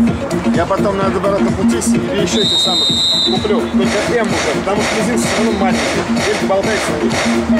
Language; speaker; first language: Russian; native; Russian